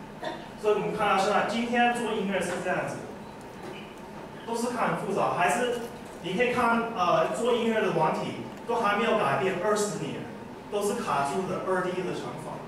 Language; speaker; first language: Chinese; early bilingual, heritage; English